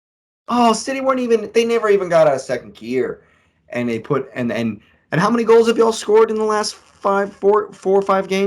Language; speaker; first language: English; native; English